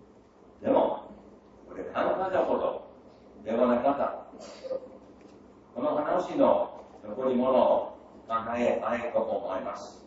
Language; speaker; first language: Japanese; non-native, fluent; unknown